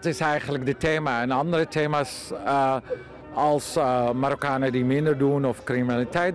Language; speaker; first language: Dutch; early bilingual, other home language; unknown